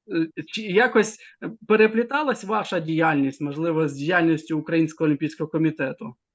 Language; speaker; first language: Ukrainian; native; Ukrainian